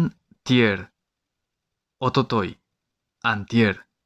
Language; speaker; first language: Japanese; non-native, fluent; Spanish